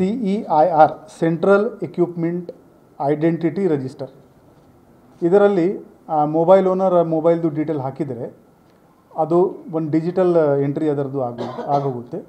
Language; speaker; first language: Kannada; non-native, local second language; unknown